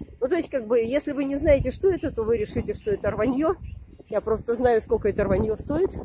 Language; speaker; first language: Russian; native; Russian